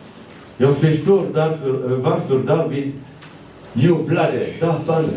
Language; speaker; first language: Swedish; non-native, learner; Lingala